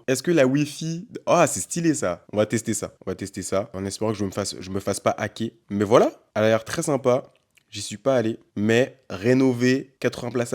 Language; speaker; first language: French; native; French